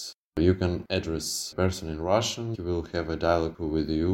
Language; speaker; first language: English; non-native, fluent; Belarusian